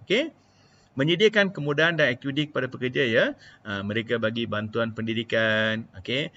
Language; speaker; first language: Malay; non-native, local second language; Tamil